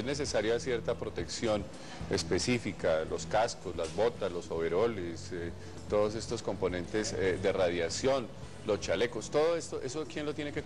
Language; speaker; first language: Spanish; native; Spanish